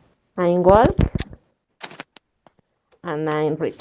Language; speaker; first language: English; non-native, learner; Spanish